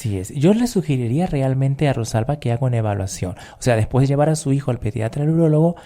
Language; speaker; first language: Spanish; native; Spanish